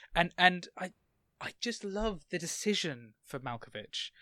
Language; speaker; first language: English; native; English